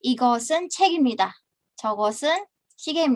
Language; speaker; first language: Korean; non-native, fluent; Indonesian